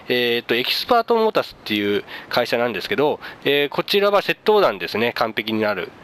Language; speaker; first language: Japanese; native; Japanese